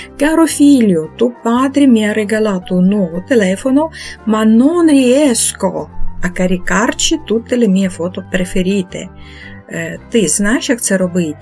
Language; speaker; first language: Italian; non-native, fluent; Ukrainian